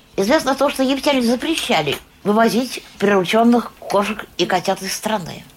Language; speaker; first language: Russian; native; Russian